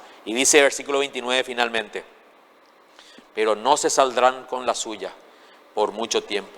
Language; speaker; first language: Spanish; native; Spanish